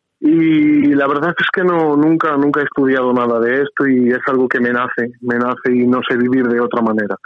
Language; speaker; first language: Spanish; native; Spanish